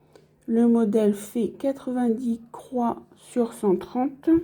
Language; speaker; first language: French; native; French